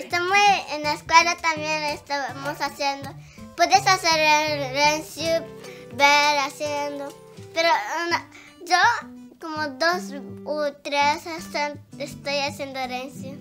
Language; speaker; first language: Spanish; early bilingual, heritage; Spanish